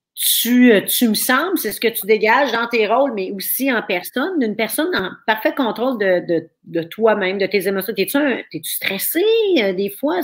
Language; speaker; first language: French; native; French